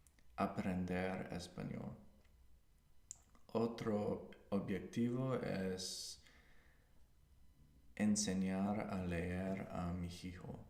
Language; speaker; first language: Spanish; non-native, learner; English